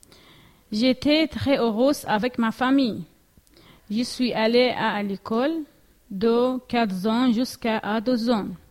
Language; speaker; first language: French; non-native, learner; Kurdish